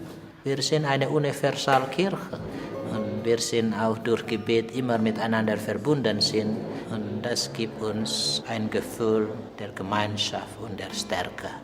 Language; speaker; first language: German; non-native, fluent; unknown